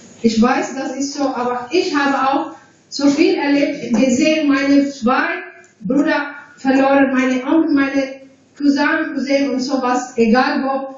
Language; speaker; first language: German; non-native, fluent; Tigrinya